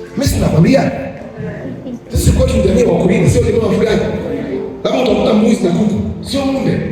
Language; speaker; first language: Swahili; non-native, local second language; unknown